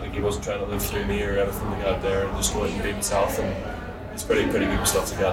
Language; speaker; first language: English; native; English